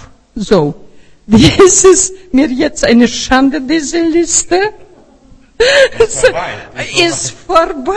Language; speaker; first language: German; non-native, fluent; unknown